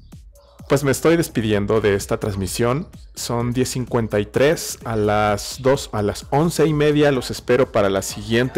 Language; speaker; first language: Spanish; native; Spanish